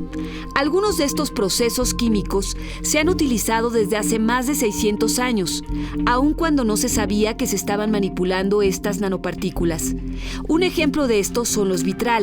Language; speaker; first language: Spanish; native; Spanish